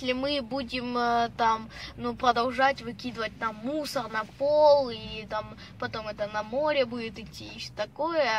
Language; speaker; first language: Russian; early bilingual, heritage; Russian